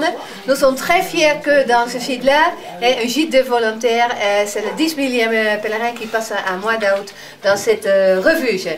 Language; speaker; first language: French; non-native, fluent; Dutch